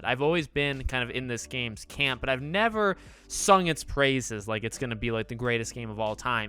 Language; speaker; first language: English; native; English